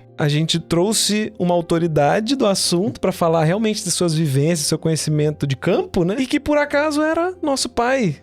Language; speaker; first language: Portuguese; native; Portuguese